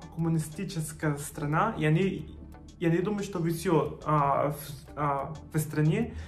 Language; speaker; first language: Russian; non-native, fluent; Spanish